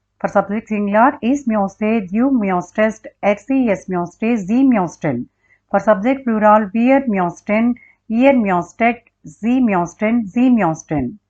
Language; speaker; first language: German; non-native, learner; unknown